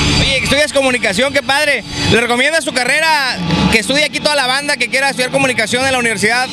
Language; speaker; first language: Spanish; native; Spanish